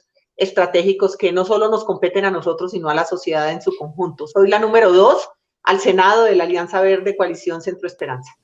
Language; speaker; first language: Spanish; native; Spanish